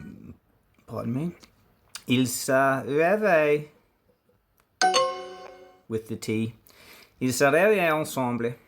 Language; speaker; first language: French; non-native, learner; English